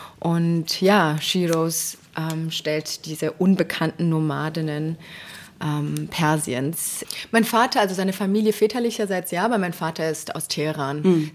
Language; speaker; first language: German; early bilingual, other home language; Persian